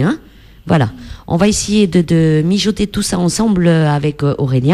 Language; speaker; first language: French; native; French